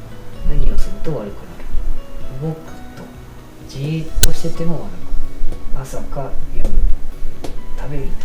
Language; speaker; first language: Japanese; native; Japanese